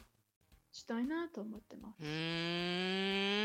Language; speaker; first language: Japanese; non-native, learner; English